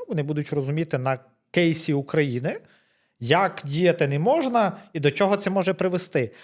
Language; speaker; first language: Ukrainian; native; Ukrainian